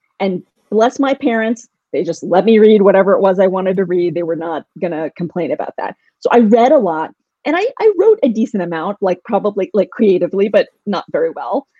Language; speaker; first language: English; early bilingual, other home language; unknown